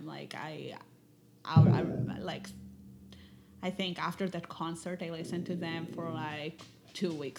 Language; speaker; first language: English; non-native, fluent; Hebrew